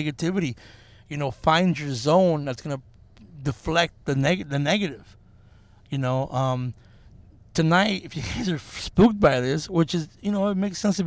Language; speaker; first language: English; native; English